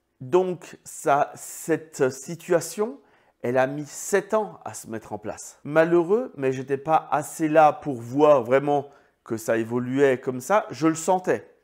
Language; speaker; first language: French; native; French